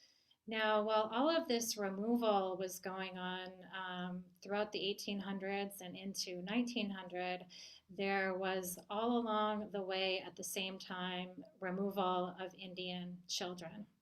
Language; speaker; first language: English; native; English